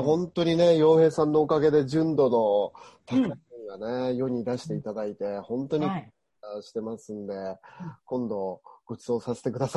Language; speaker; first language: Japanese; native; Japanese